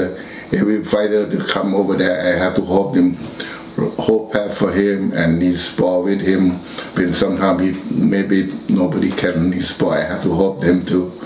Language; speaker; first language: English; non-native, learner; Thai